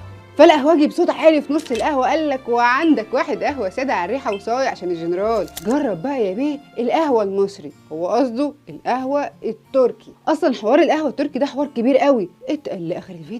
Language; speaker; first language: Arabic; native; Arabic